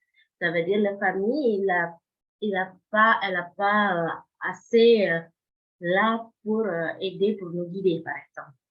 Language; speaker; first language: French; non-native, fluent; Indonesian